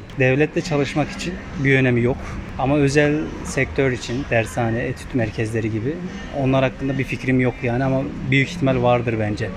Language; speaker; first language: Turkish; native; Turkish